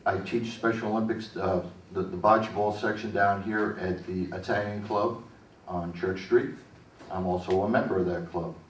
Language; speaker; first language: English; native; English